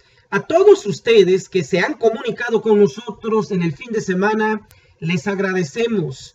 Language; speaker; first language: Spanish; native; Spanish